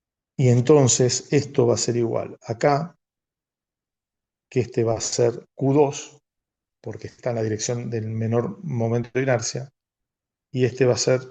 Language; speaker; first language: Spanish; native; Spanish